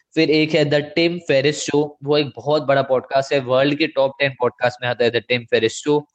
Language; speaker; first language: Hindi; native; Hindi